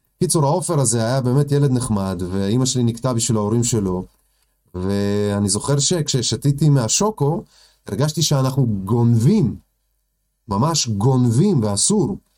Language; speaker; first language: Hebrew; early bilingual, other home language; Russian